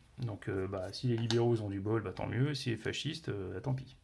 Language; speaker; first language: French; native; French